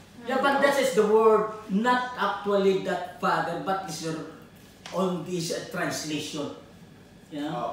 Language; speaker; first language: English; non-native, learner; Filipino